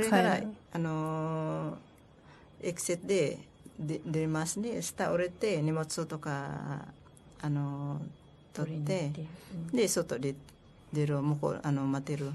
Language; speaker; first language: Japanese; non-native, learner; Filipino